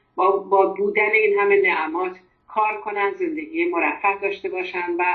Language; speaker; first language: Persian; non-native, local second language; Azerbaijani